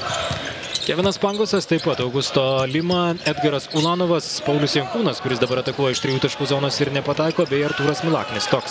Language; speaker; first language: Lithuanian; native; Lithuanian